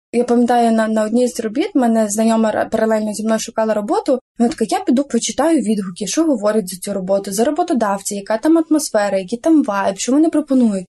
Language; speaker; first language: Ukrainian; native; Ukrainian